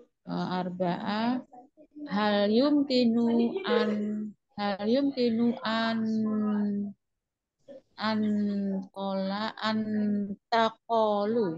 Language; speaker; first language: Arabic; non-native, learner; Indonesian